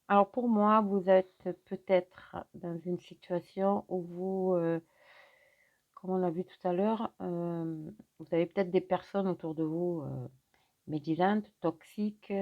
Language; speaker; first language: French; native; French